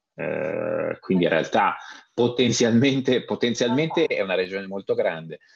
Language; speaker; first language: Italian; native; Italian